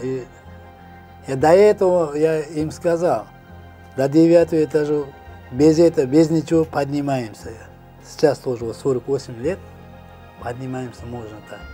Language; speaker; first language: Russian; non-native, learner; Uzbek